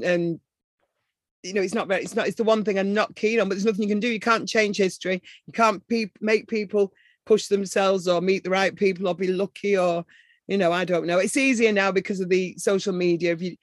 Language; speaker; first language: English; native; English